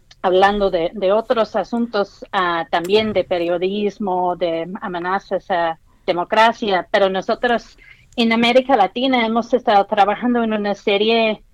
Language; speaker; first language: Spanish; non-native, fluent; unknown